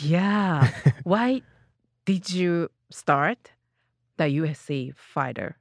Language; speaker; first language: English; non-native, learner; Japanese